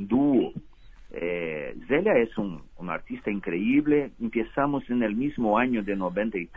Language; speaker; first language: Spanish; non-native, fluent; Portuguese